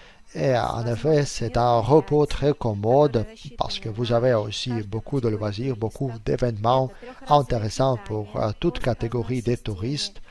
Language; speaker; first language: French; non-native, fluent; Russian